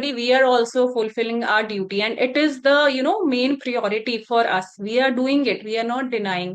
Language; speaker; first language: English; non-native, local second language; Hindi